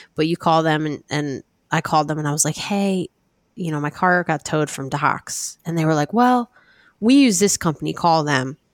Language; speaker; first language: English; native; English